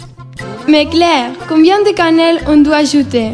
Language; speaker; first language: French; non-native, learner; Spanish